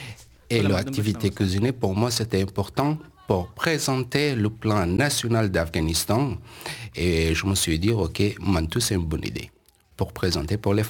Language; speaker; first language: French; non-native, learner; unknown